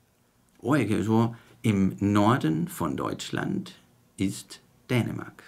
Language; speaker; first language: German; non-native, fluent; Chinese